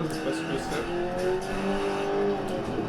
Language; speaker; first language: French; native; French